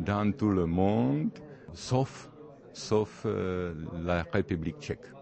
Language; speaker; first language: French; non-native, learner; Czech